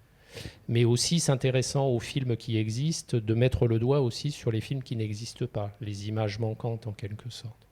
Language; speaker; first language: French; native; French